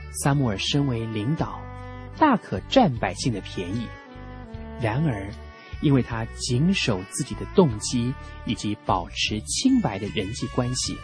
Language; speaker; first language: Chinese; native; Chinese